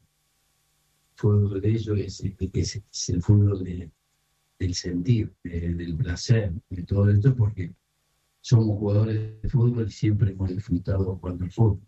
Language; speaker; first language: Spanish; native; Spanish